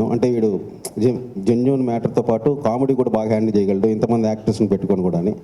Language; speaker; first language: Telugu; native; Telugu